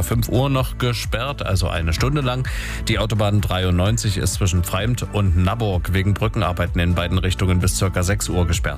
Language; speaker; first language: German; native; German